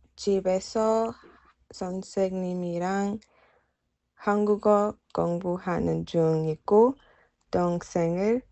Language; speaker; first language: Korean; non-native, learner; English